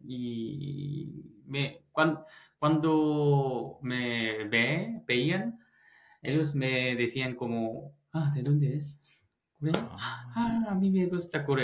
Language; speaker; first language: Spanish; non-native, learner; Korean